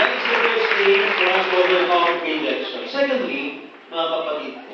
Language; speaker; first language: English; non-native, local second language; Filipino